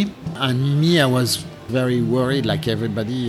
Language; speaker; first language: English; non-native, fluent; French